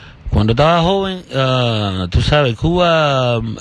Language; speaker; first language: Spanish; native; Spanish